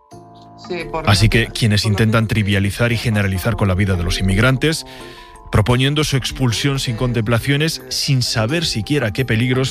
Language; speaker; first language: Spanish; native; Spanish